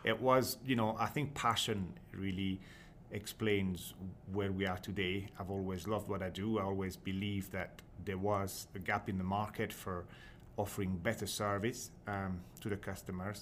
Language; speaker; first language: English; non-native, fluent; French